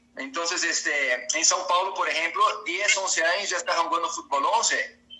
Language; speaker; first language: Spanish; non-native, fluent; Portuguese